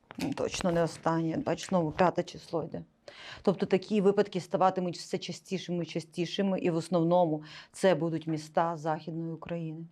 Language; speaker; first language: Ukrainian; non-native, local second language; Russian